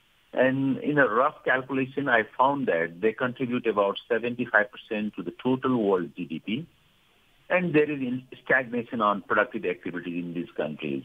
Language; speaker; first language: English; non-native, fluent; Nepali